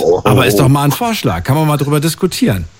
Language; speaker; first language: German; native; German